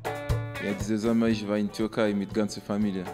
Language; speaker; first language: German; non-native, learner; French